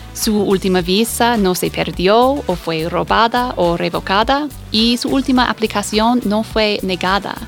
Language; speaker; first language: Spanish; non-native, fluent; English